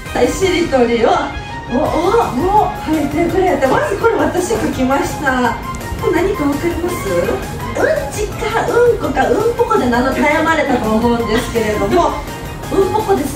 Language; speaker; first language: Japanese; native; Japanese